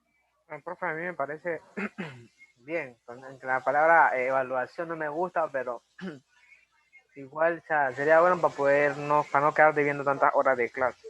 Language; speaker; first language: Spanish; native; Spanish